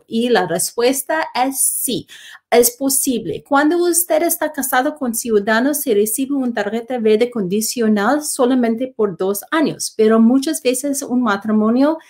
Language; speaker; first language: Spanish; non-native, learner; English